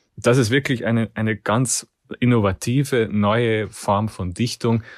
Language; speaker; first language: German; native; German